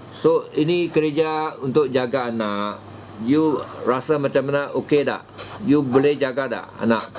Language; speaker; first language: Malay; non-native, local second language; Chinese